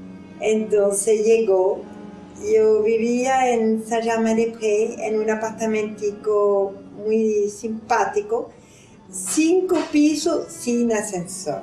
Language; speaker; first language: Spanish; non-native, fluent; French